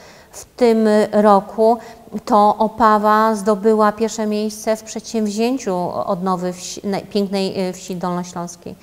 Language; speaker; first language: Polish; native; Polish